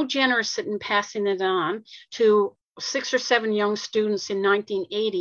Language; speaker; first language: English; native; English